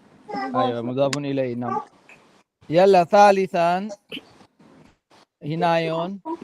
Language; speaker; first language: Arabic; non-native, fluent; Filipino